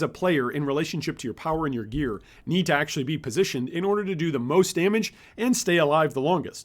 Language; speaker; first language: English; native; English